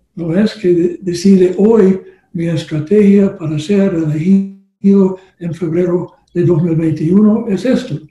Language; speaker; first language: Spanish; non-native, learner; English